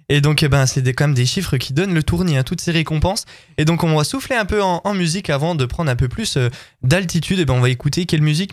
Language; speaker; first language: French; native; French